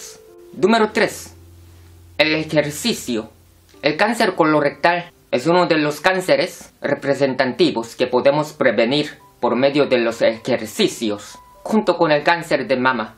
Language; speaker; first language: Spanish; non-native, fluent; Korean